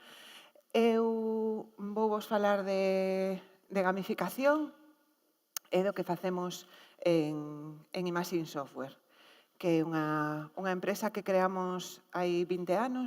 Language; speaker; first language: Galician; native; Galician